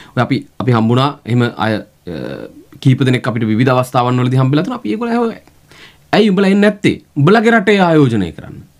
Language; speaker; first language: Sinhala; native; Sinhala